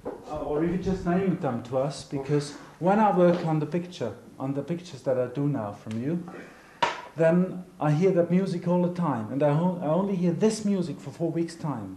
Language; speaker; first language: English; non-native, fluent; German